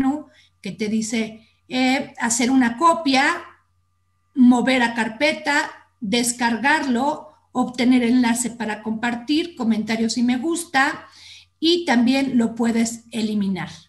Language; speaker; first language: Spanish; native; Spanish